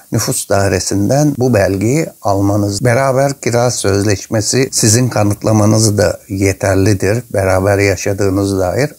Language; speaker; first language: Turkish; native; Turkish